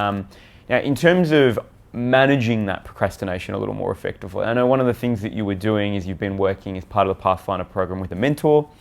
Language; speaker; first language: English; native; English